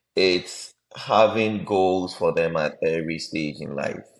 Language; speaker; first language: English; non-native, local second language; Akan